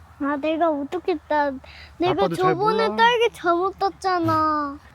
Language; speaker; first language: Korean; early bilingual, heritage; Korean